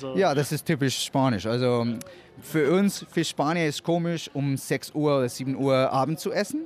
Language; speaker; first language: German; non-native, fluent; Spanish